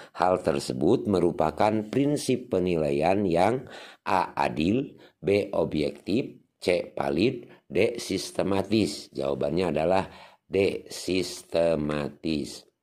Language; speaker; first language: Indonesian; non-native, local second language; Sundanese